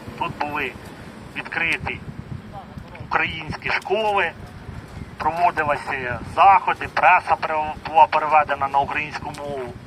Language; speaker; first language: Ukrainian; native; Ukrainian